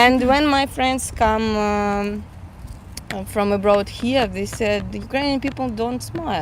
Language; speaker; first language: English; non-native, fluent; Russian